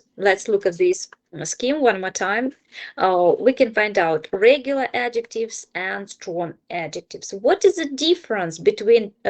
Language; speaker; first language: English; non-native, fluent; Ukrainian